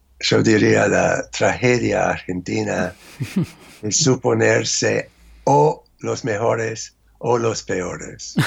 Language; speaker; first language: Spanish; non-native, fluent; English